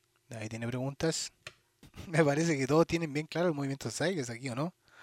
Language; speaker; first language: Spanish; native; Spanish